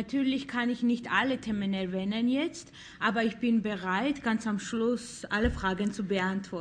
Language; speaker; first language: German; non-native, fluent; Georgian